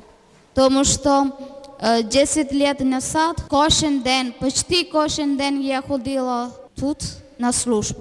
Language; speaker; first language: Ukrainian; non-native, learner; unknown